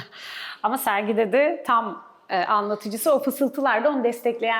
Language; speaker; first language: Turkish; native; Turkish